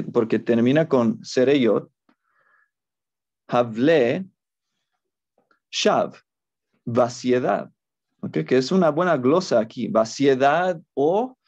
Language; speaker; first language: Spanish; non-native, fluent; English